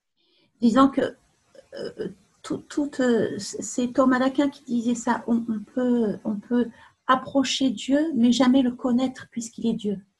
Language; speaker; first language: French; native; French